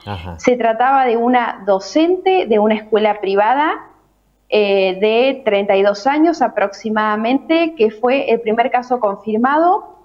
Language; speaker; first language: Spanish; native; Spanish